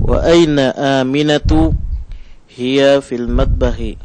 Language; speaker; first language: Arabic; non-native, learner; Indonesian